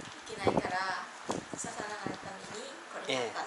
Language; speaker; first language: Japanese; non-native, learner; Vietnamese